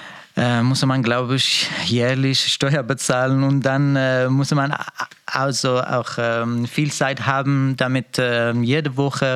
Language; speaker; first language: German; non-native, learner; Persian